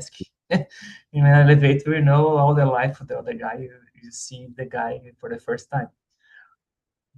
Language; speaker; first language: English; non-native, fluent; Portuguese